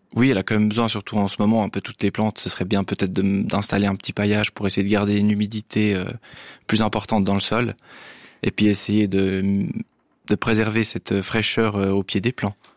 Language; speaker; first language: French; native; French